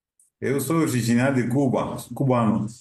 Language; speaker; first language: Portuguese; non-native, learner; Spanish